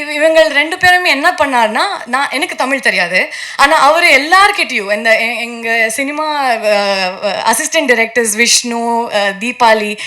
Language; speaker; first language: Tamil; non-native, learner; Kannada